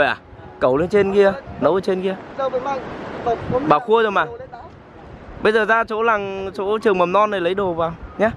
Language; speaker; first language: Vietnamese; native; Vietnamese